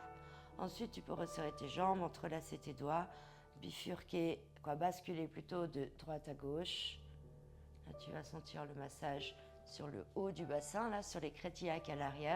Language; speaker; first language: French; native; French